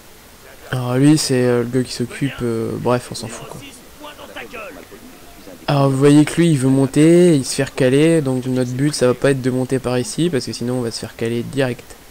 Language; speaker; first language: French; native; French